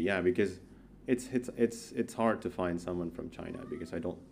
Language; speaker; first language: English; non-native, fluent; Indonesian